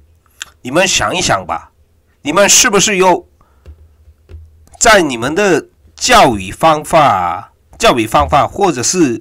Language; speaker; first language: Chinese; non-native, fluent; Korean